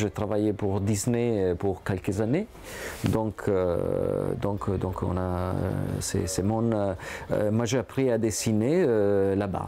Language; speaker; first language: French; non-native, fluent; Italian